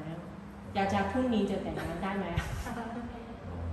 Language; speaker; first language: Thai; non-native, learner; Cantonese